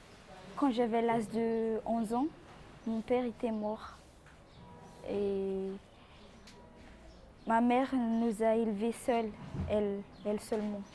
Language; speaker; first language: French; non-native, local second language; Malagasy